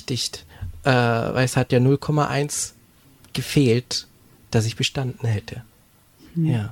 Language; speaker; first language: German; native; German